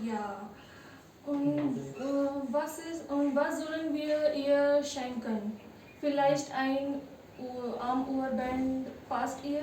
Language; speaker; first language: German; non-native, learner; Hindi